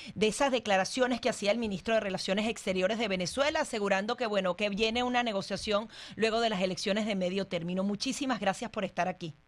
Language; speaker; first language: Spanish; native; Spanish